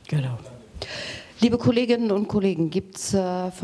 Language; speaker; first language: German; native; German